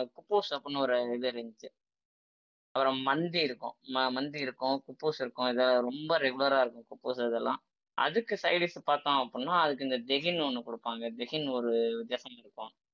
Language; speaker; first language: Tamil; native; Tamil